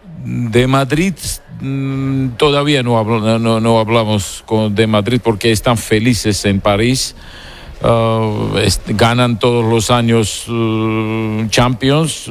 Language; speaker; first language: Spanish; non-native, fluent; Georgian